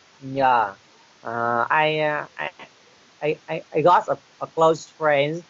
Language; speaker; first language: English; non-native, learner; Vietnamese